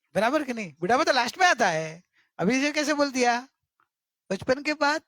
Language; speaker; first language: Hindi; non-native, local second language; Gujarati